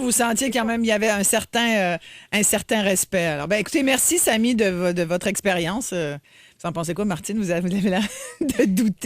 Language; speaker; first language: French; native; French